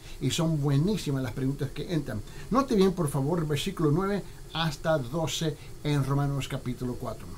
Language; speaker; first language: Spanish; early bilingual, heritage; Spanish